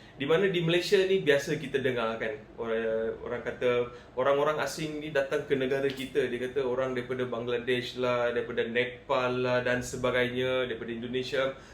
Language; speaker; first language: Malay; non-native, local second language; Tamil